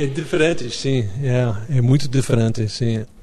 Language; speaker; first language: Portuguese; non-native, learner; English